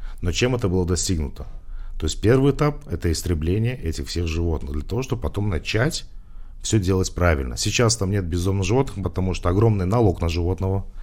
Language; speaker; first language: Russian; non-native, local second language; Tajik